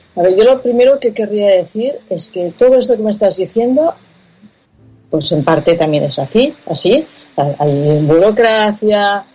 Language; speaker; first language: Spanish; non-native, local second language; Catalan